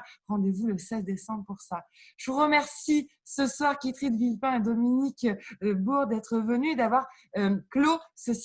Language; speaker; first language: French; native; French